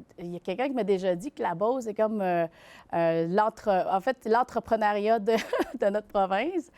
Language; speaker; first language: French; early bilingual, other home language; Vietnamese